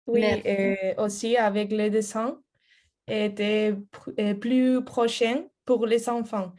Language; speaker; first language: French; non-native, learner; Spanish